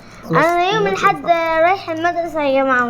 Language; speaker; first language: Arabic; native; Arabic